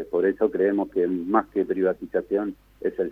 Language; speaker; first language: Spanish; native; Spanish